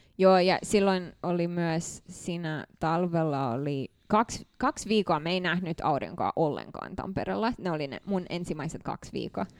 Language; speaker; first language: Finnish; non-native, fluent; Romanian